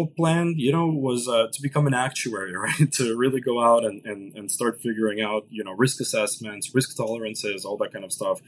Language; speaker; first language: English; early bilingual, other home language; Russian